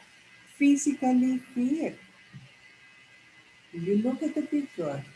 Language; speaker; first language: English; non-native, local second language; Filipino